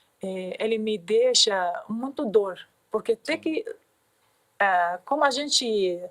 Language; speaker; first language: Portuguese; non-native, learner; Arabic